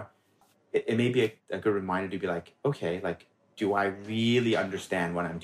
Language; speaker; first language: English; non-native, local second language; Cantonese